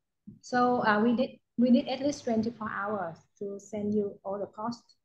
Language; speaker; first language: English; non-native, learner; Vietnamese